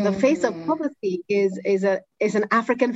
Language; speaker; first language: English; non-native, local second language; Igbo